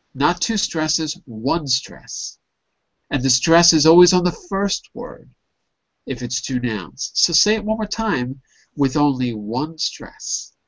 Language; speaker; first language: English; native; English